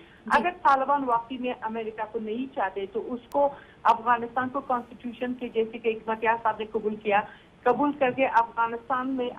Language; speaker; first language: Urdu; non-native, fluent; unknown